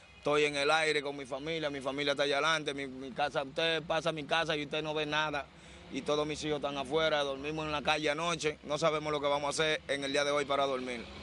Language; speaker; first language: Spanish; native; Spanish